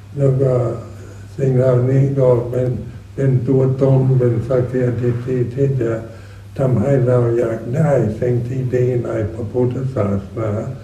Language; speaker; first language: Thai; non-native, fluent; English